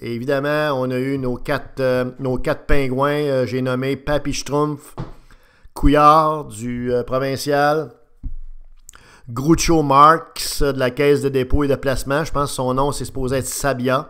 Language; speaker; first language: French; native; French